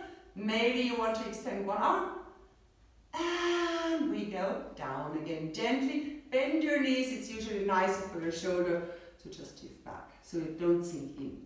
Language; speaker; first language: English; non-native, fluent; German